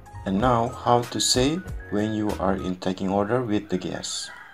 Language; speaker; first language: English; non-native, learner; Indonesian